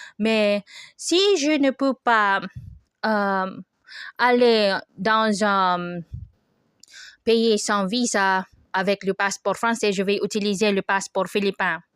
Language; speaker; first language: French; non-native, learner; Filipino